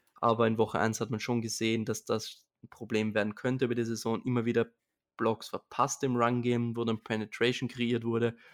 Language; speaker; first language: German; native; German